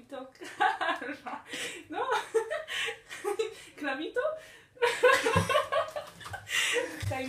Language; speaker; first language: Spanish; non-native, learner; Polish